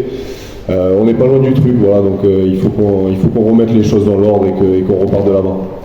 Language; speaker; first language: French; native; French